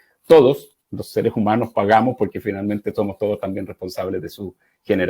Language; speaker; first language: Spanish; native; Spanish